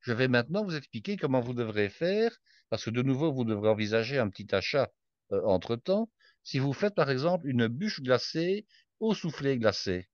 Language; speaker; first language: French; native; French